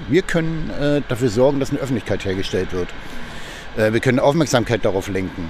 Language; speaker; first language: German; native; German